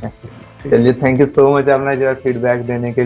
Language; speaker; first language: Hindi; native; Hindi